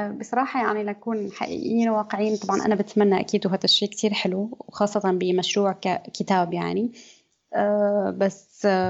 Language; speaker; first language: Arabic; native; Arabic